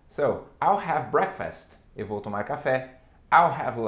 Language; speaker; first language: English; non-native, fluent; Portuguese